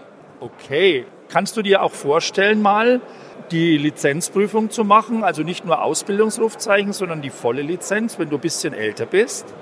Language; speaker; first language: German; native; German